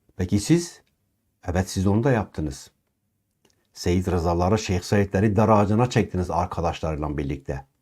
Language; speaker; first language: Turkish; non-native, local second language; Kurdish